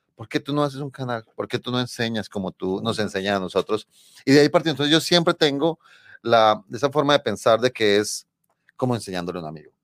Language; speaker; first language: Spanish; native; Spanish